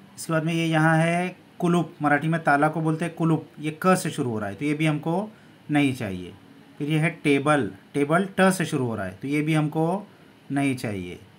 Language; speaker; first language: Hindi; native; Hindi